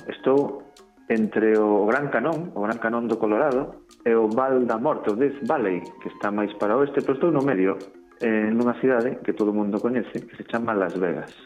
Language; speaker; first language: Galician; native; Galician